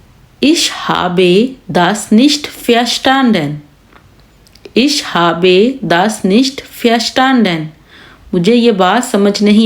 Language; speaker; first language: German; non-native, learner; Urdu